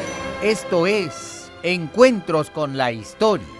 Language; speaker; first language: Spanish; native; Spanish